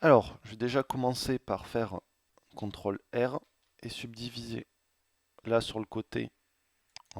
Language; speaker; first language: French; native; French